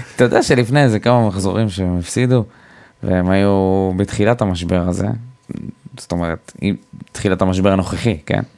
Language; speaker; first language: Hebrew; native; Hebrew